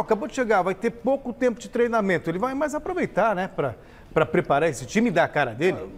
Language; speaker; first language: Portuguese; native; Portuguese